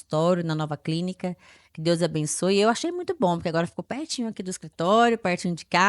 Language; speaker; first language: Portuguese; native; Portuguese